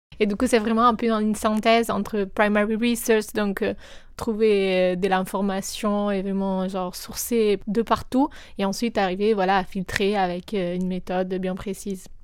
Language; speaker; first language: French; non-native, fluent; Italian